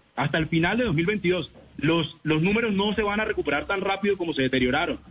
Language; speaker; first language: Spanish; native; Spanish